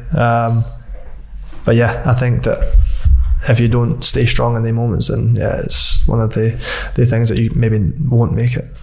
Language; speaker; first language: English; native; English